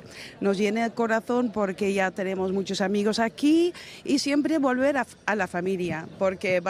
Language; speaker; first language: Spanish; non-native, learner; Dutch